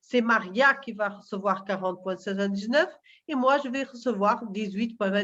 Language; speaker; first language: French; non-native, fluent; Portuguese